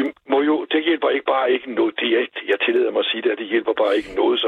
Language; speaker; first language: Danish; native; Danish